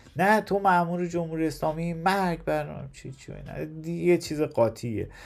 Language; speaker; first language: Persian; native; Persian